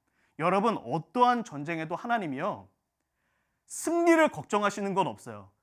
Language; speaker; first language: Korean; native; Korean